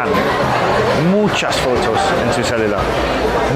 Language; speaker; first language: Spanish; non-native, learner; English